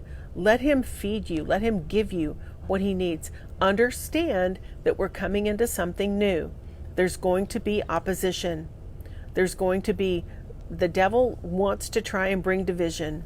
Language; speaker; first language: English; native; English